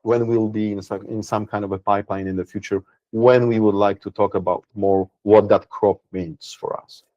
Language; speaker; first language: English; non-native, fluent; Polish